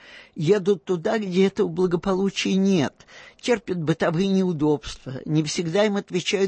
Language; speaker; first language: Russian; native; Russian